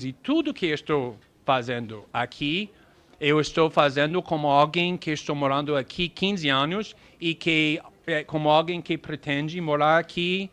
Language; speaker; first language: Portuguese; non-native, fluent; English